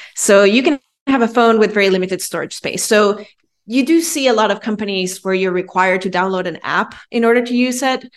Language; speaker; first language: English; non-native, fluent; Spanish